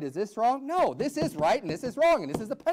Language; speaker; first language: English; native; English